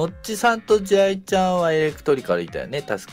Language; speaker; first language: Japanese; native; Japanese